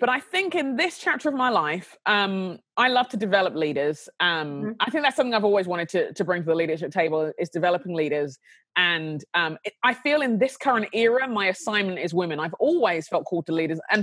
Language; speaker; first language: English; native; English